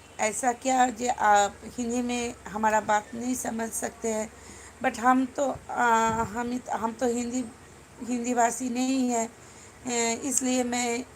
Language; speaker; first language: Hindi; non-native, learner; Bangla